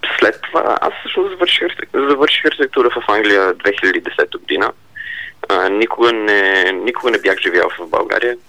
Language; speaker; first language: Bulgarian; early bilingual, heritage; Bulgarian